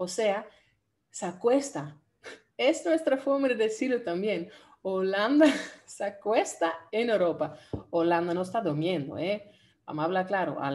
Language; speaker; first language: Spanish; non-native, fluent; Dutch